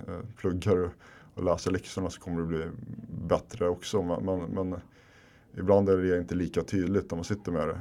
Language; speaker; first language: Swedish; early bilingual, other home language; Finnish